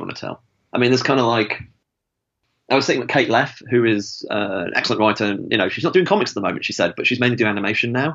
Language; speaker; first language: English; native; English